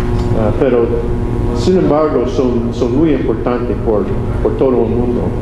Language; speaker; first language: Spanish; non-native, learner; English